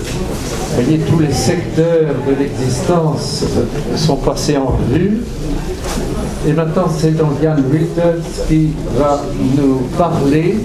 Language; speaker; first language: French; native; French